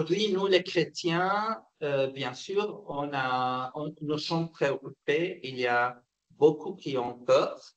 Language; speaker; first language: French; non-native, fluent; Arabic